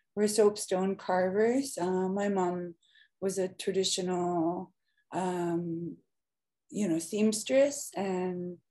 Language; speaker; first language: English; native; English